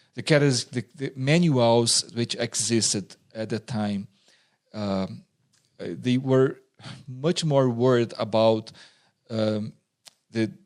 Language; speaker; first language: English; non-native, fluent; Portuguese